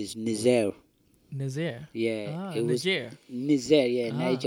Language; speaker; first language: English; non-native, local second language; Wolof